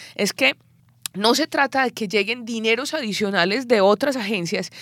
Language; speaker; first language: Spanish; native; Spanish